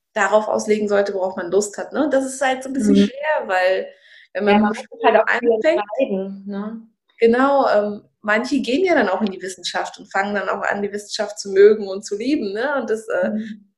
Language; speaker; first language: German; early bilingual, other home language; Russian